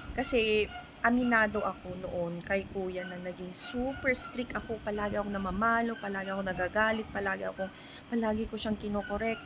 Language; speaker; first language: Filipino; non-native, local second language; Iloko